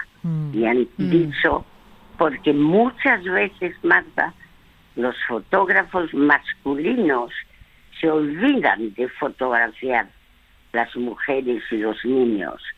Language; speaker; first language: Spanish; early bilingual, other home language; French